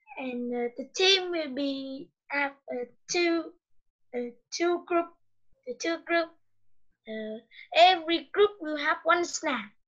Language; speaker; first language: English; non-native, learner; Vietnamese